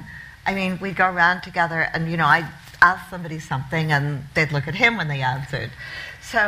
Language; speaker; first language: English; native; English